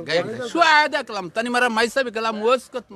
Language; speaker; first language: Arabic; non-native, learner; Bangla